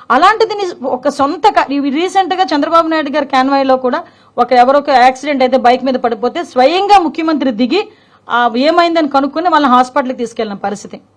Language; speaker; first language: Telugu; native; Telugu